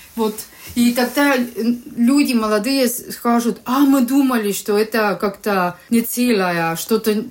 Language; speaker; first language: Russian; non-native, learner; Estonian